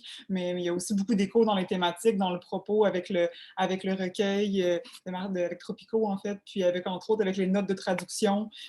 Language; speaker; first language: French; native; French